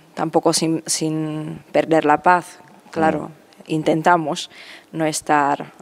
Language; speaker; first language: Spanish; non-native, fluent; Czech